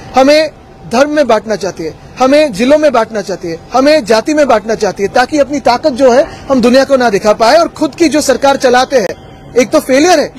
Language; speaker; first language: Hindi; non-native, local second language; Marathi